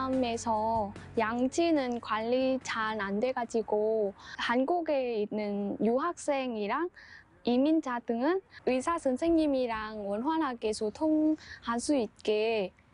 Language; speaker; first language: Korean; non-native, learner; Vietnamese